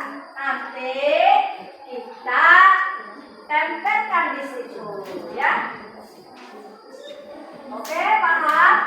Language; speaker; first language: Indonesian; native; Indonesian